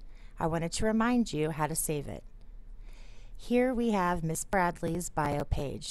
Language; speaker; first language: English; native; English